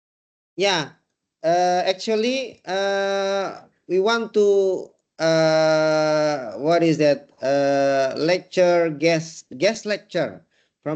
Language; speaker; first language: English; non-native, learner; Indonesian